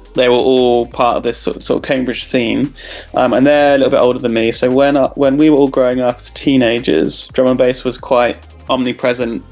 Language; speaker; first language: English; native; English